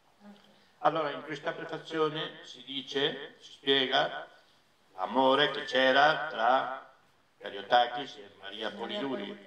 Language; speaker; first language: Italian; non-native, fluent; Catalan